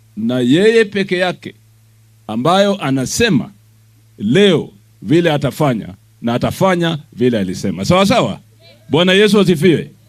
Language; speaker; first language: Swahili; non-native, local second language; Luo (Kenya and Tanzania)